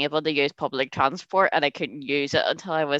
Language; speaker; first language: English; native; English